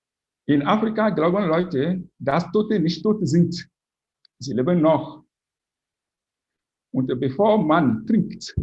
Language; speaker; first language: German; non-native, fluent; French